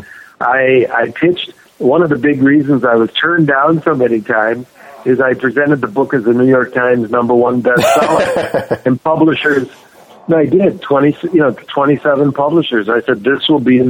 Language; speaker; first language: English; native; English